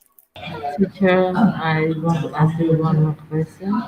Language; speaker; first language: English; non-native, learner; Khmer